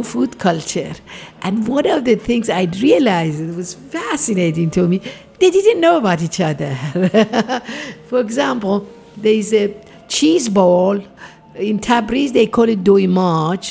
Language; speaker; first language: English; non-native, fluent; Persian